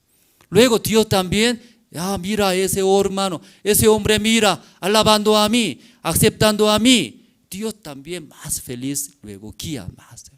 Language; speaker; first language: Spanish; non-native, learner; Korean